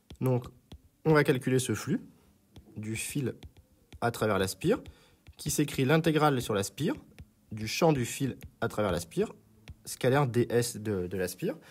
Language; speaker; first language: French; native; French